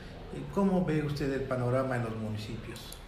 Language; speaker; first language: Spanish; native; Spanish